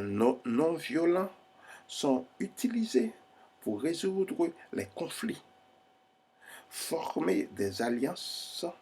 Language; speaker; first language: French; non-native, fluent; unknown